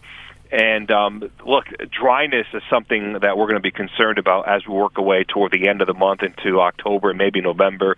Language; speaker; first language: English; native; English